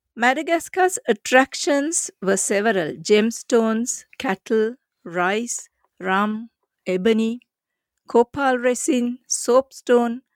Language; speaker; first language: English; non-native, local second language; Sinhala